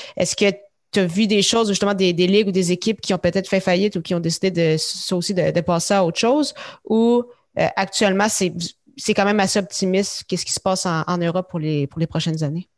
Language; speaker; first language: French; native; French